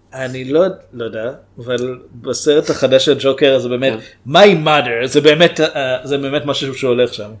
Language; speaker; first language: Hebrew; native; Hebrew